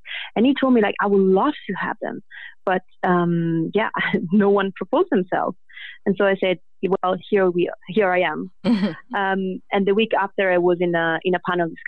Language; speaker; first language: English; non-native, fluent; Italian